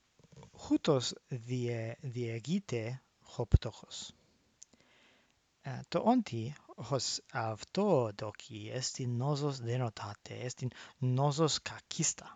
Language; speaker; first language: Greek; non-native, fluent; English